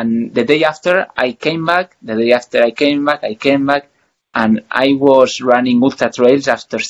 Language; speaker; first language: English; non-native, fluent; Spanish